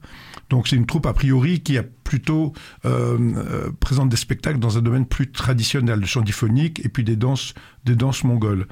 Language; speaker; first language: French; native; French